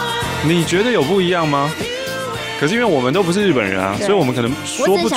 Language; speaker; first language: Chinese; native; Chinese